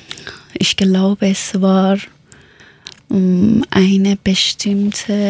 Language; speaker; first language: German; non-native, learner; Persian